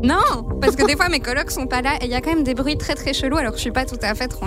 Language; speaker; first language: French; native; French